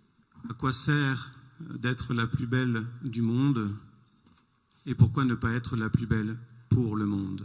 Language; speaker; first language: French; native; French